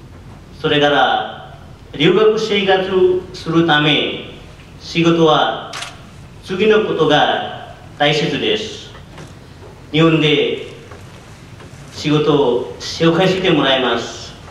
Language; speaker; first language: Japanese; non-native, learner; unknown